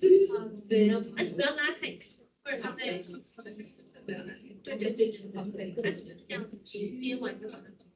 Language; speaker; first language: Chinese; native; Chinese